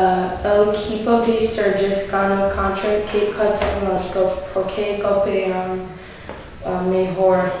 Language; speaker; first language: Spanish; non-native, learner; English